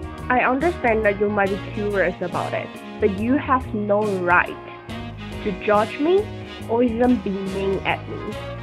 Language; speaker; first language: English; non-native, fluent; Chinese